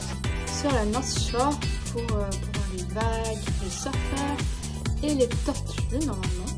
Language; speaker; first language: French; native; French